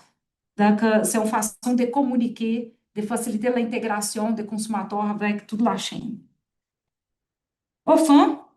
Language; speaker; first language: French; non-native, fluent; Portuguese